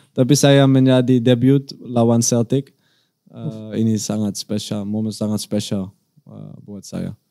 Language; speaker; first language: Indonesian; non-native, learner; Dutch